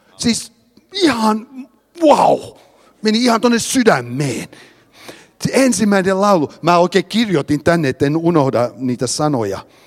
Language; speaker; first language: Finnish; early bilingual, heritage; Finnish